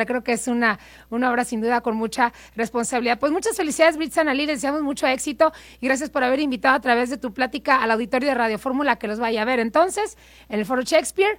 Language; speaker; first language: Spanish; native; Spanish